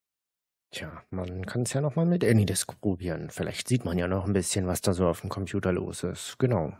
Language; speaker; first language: German; native; German